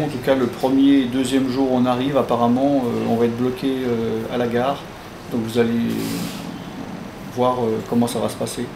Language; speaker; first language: French; native; French